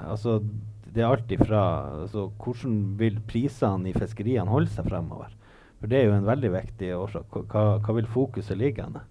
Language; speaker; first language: Norwegian; native; Norwegian